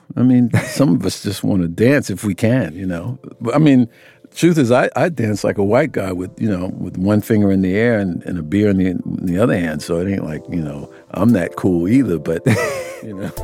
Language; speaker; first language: English; native; English